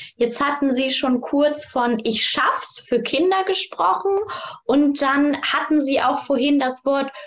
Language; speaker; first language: German; native; German